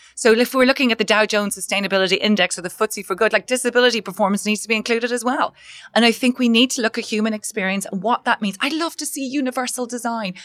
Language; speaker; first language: English; native; English